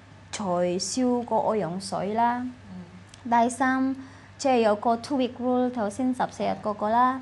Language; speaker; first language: Cantonese; non-native, fluent; Indonesian